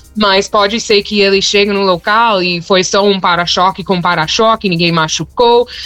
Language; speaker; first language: Portuguese; non-native, fluent; English